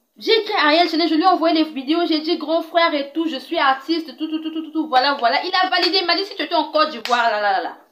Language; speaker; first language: French; non-native, local second language; Lingala